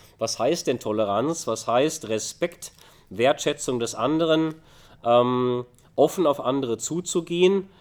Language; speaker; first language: German; native; German